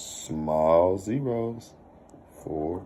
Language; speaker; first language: English; native; English